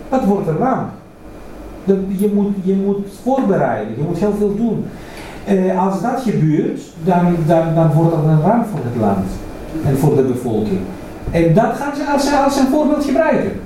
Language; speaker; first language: Dutch; non-native, fluent; Greek